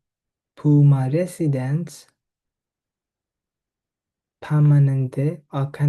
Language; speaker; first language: French; non-native, learner; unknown